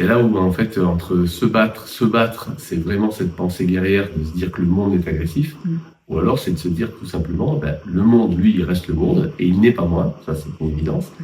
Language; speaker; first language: French; native; French